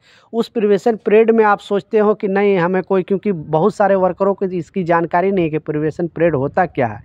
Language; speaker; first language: Hindi; native; Hindi